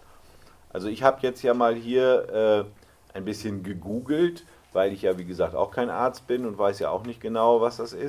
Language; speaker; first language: German; native; German